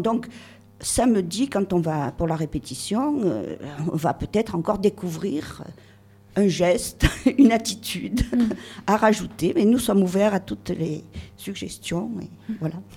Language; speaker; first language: French; native; French